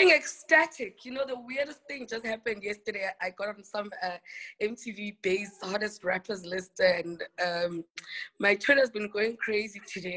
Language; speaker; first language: English; non-native, local second language; Xhosa